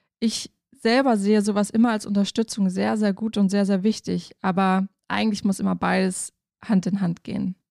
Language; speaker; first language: German; native; German